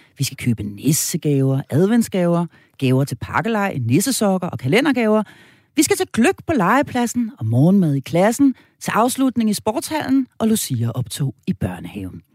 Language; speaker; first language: Danish; native; Danish